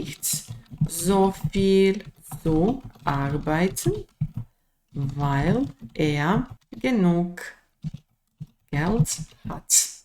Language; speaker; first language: German; non-native, fluent; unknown